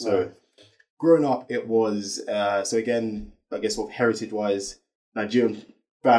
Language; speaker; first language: English; native; English